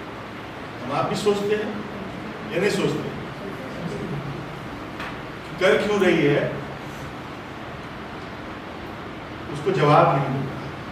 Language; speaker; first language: Hindi; native; Hindi